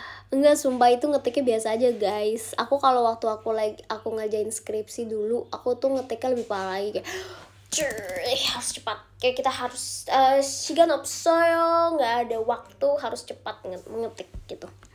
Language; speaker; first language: Indonesian; native; Indonesian